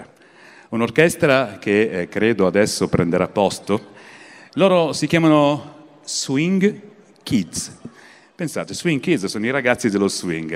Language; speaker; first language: Italian; native; Italian